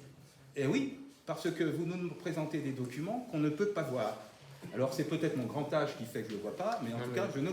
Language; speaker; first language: French; native; French